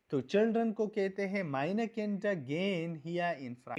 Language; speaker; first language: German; non-native, fluent; Urdu